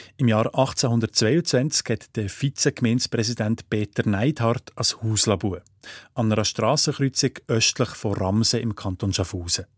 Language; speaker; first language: German; native; German